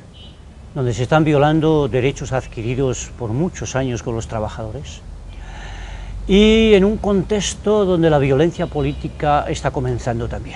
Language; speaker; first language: Spanish; native; Spanish